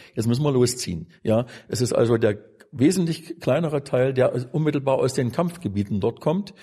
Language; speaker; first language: German; native; German